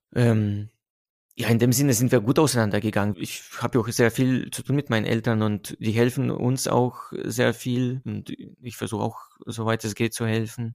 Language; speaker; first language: German; non-native, fluent; Russian